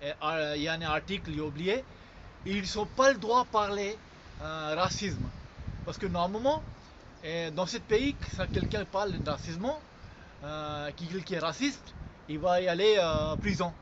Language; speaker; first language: French; non-native, fluent; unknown